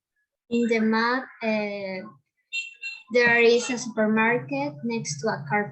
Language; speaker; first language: English; non-native, learner; Spanish